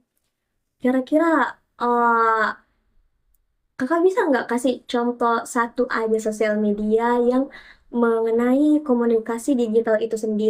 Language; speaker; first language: Indonesian; native; Indonesian